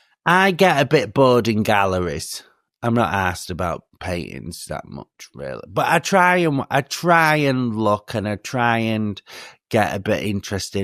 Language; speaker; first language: English; native; English